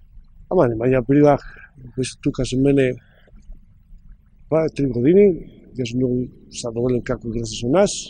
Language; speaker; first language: Macedonian; non-native, learner; Spanish